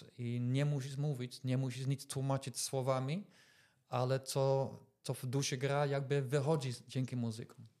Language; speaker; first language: Polish; non-native, fluent; Dutch